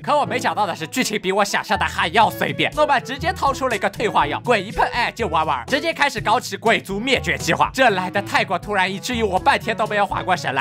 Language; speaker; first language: Chinese; native; Chinese